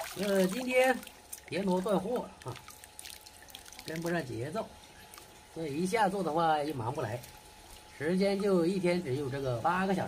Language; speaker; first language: Chinese; native; Chinese